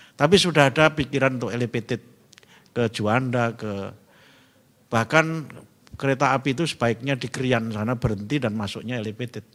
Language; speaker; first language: Indonesian; native; Indonesian